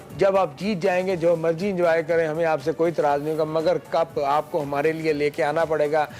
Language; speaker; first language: Urdu; non-native, local second language; Punjabi